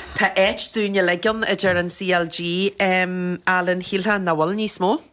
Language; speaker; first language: Irish; native; Irish